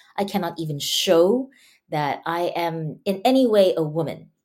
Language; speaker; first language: English; non-native, local second language; Chinese